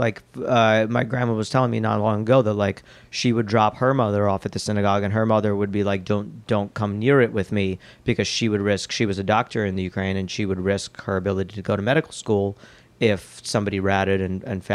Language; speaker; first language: English; early bilingual, other home language; Russian